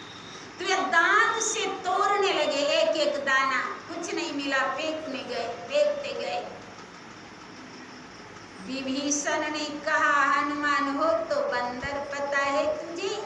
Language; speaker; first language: Hindi; native; Hindi